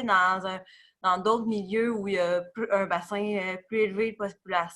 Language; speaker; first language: French; native; French